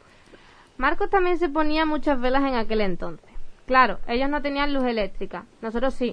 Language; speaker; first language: Spanish; native; Spanish